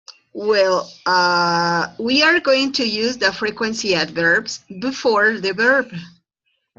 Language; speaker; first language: English; non-native, fluent; Spanish